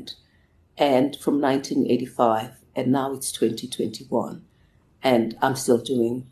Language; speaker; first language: English; non-native, local second language; Zulu